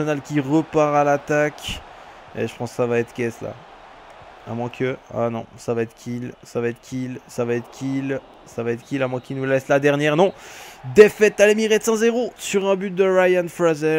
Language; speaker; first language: French; native; French